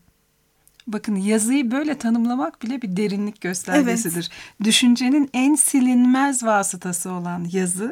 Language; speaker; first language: Turkish; native; Turkish